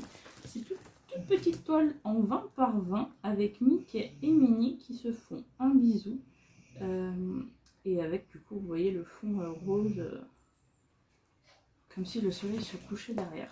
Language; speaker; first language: French; native; French